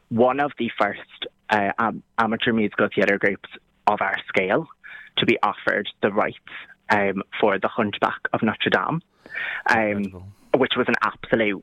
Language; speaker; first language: English; native; English